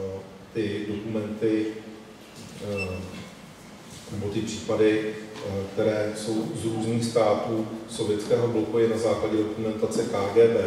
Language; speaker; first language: Czech; native; Czech